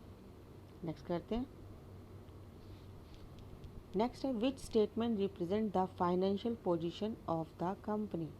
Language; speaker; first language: Hindi; native; Hindi